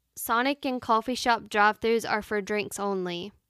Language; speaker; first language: English; native; English